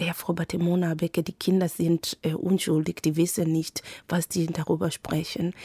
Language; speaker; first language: German; non-native, fluent; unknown